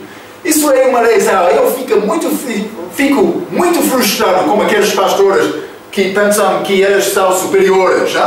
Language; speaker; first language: Portuguese; non-native, fluent; English